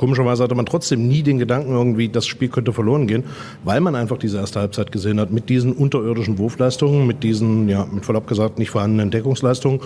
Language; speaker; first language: German; native; German